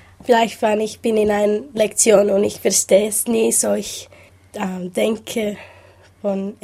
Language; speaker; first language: German; non-native, learner; English